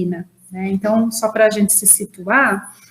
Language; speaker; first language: Portuguese; native; Portuguese